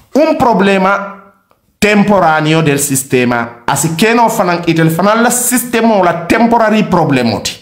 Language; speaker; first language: Italian; non-native, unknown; Mandingo